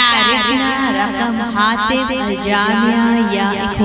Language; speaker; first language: Arabic; non-native, learner; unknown